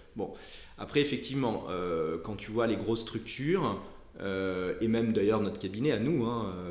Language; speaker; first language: French; native; French